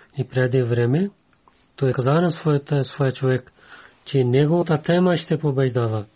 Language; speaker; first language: Bulgarian; non-native, learner; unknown